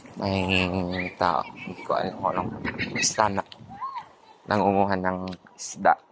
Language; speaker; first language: Filipino; non-native, local second language; Iloko